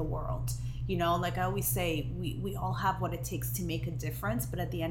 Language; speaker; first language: English; non-native, fluent; Hebrew